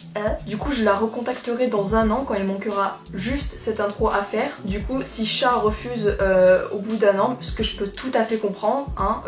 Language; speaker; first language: French; native; French